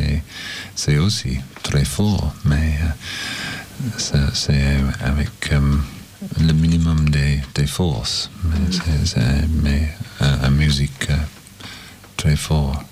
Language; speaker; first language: French; non-native, learner; English